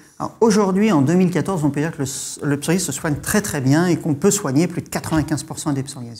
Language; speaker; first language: French; native; French